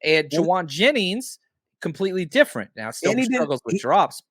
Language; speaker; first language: English; native; English